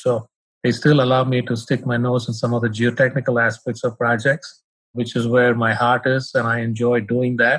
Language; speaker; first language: English; non-native, local second language; Tamil